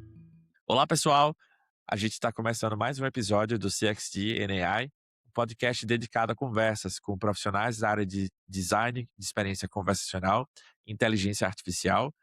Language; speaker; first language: Portuguese; native; Portuguese